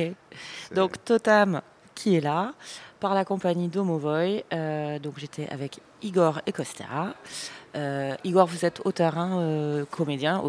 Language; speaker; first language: French; native; French